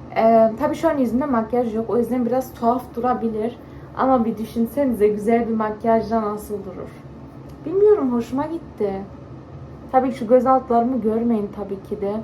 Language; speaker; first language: Turkish; early bilingual, heritage; Turkish